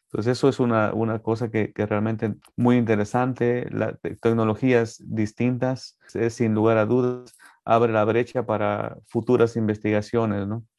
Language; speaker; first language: Spanish; native; Spanish